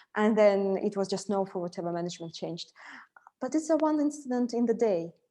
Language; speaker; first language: English; non-native, fluent; Russian